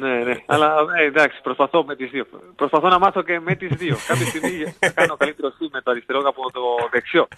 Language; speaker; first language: Greek; non-native, learner; Spanish